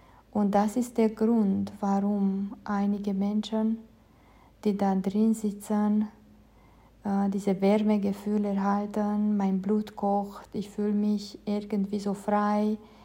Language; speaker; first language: German; non-native, fluent; Romanian